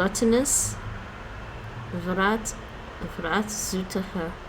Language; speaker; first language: Dutch; non-native, learner; English